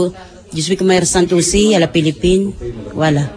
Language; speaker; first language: French; non-native, learner; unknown